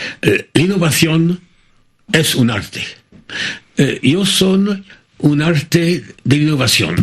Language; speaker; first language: Spanish; non-native, fluent; French